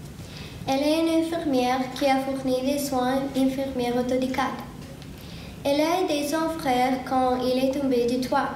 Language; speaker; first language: French; non-native, learner; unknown